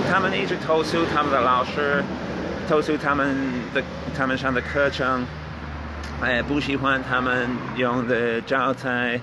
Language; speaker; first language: Chinese; non-native, fluent; English